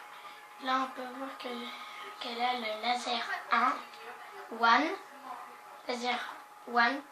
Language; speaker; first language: French; native; French